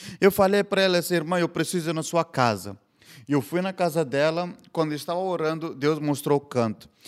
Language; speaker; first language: Portuguese; non-native, fluent; Hindi